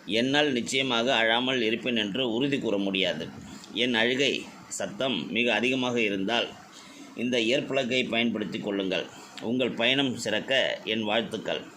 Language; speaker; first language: Tamil; native; Tamil